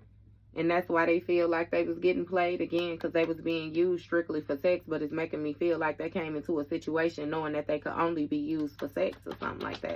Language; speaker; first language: English; native; English